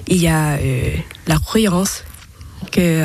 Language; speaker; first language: French; non-native, learner; Thai